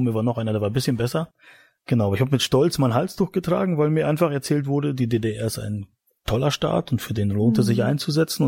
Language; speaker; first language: German; native; German